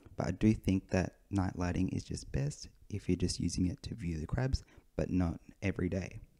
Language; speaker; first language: English; native; English